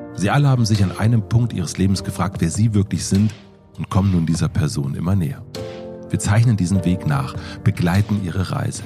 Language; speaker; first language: German; native; German